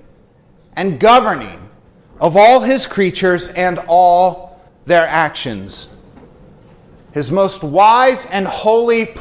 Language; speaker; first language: English; native; English